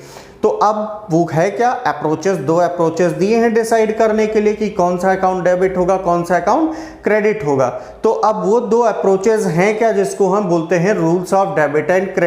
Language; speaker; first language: Hindi; native; Hindi